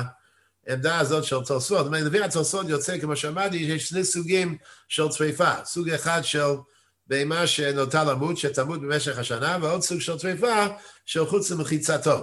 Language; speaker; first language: Hebrew; non-native, fluent; English